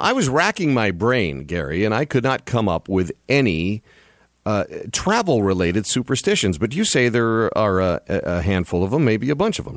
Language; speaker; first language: English; native; English